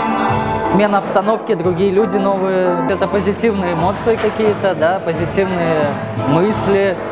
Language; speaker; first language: Russian; native; Russian